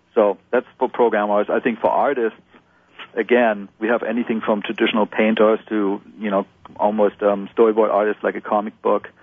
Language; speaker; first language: English; non-native, fluent; German